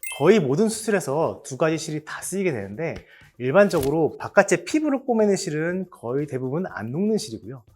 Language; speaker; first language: Korean; native; Korean